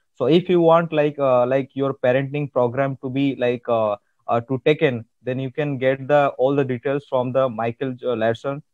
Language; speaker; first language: English; non-native, local second language; Odia